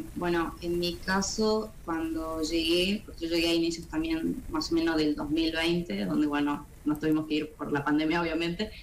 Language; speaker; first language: Spanish; native; Spanish